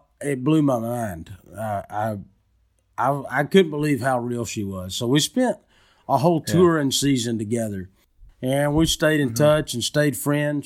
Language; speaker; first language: English; native; English